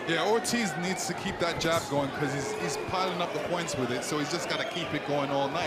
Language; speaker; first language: English; native; English